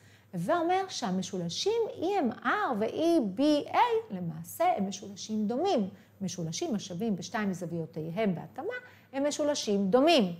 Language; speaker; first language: Hebrew; native; Hebrew